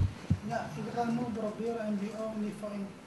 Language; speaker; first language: Dutch; non-native, fluent; Somali